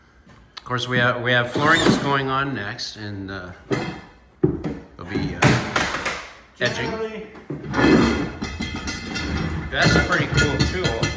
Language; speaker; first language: English; native; English